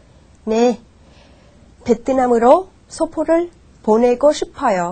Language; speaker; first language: Korean; non-native, fluent; Vietnamese